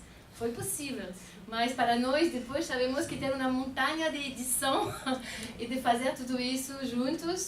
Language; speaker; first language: Portuguese; non-native, fluent; French